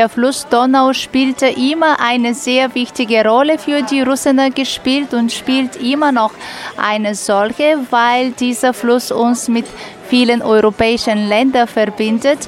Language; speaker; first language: German; non-native, fluent; Bulgarian